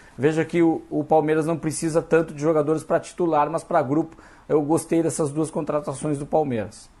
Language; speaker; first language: Portuguese; native; Portuguese